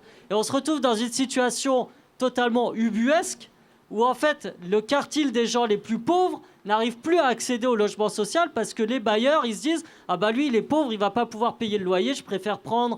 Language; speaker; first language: French; native; French